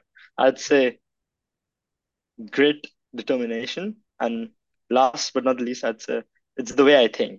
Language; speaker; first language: English; non-native, local second language; Hindi